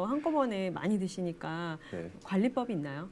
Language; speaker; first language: Korean; native; Korean